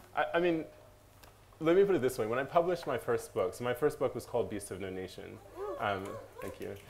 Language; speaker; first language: English; native; English